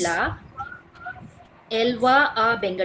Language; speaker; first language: French; non-native, learner; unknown